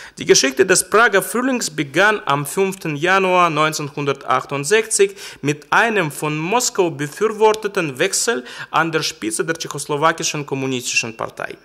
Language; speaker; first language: German; non-native, fluent; Russian